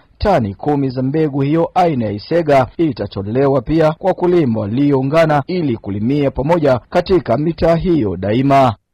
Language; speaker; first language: Swahili; non-native, local second language; Rundi